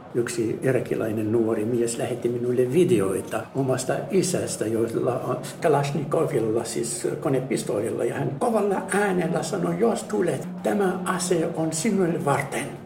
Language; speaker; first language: Finnish; non-native, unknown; Arabic